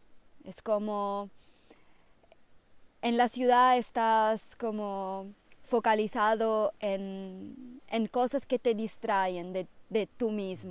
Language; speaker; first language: Spanish; non-native, fluent; Italian